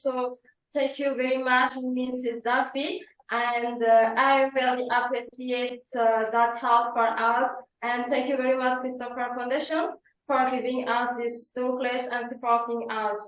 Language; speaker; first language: English; non-native, learner; Malagasy